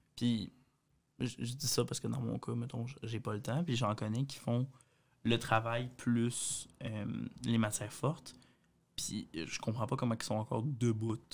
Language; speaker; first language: French; native; French